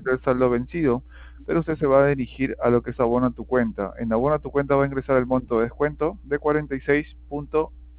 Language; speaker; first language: Spanish; native; Spanish